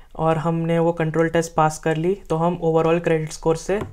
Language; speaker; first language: Hindi; non-native, local second language; Marathi